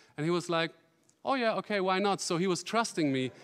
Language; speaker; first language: English; non-native, fluent; German